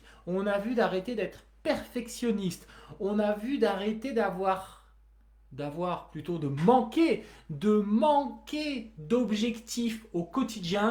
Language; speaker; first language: French; native; French